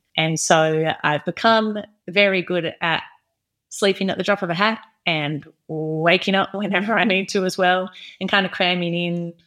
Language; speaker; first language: English; native; English